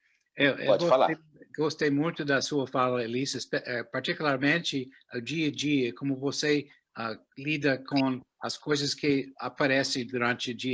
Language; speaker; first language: Portuguese; non-native, fluent; English